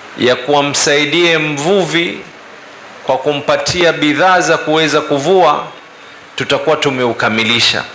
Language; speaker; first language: Swahili; native; Swahili